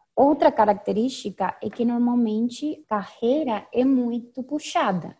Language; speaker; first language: Portuguese; non-native, fluent; Spanish